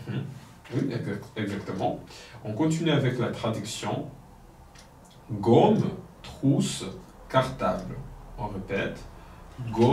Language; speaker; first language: French; non-native, local second language; Kinyarwanda